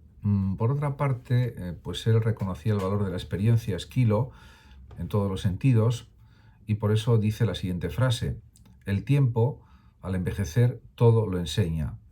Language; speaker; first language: Spanish; native; Spanish